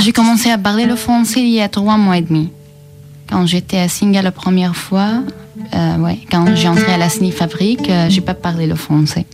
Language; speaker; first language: French; non-native, learner; Arabic